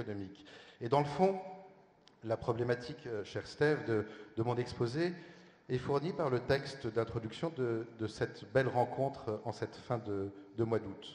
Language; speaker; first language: French; native; French